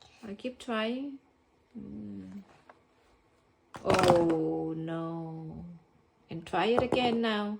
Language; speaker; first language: English; non-native, learner; Thai